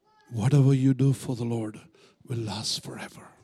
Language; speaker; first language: English; non-native, local second language; Malayalam